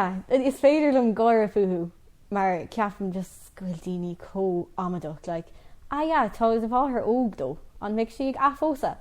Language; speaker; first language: Irish; non-native, local second language; English